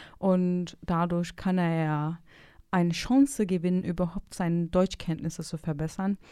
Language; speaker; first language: German; non-native, fluent; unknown